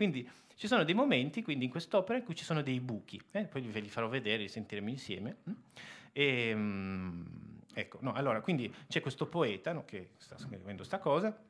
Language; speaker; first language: Italian; native; Italian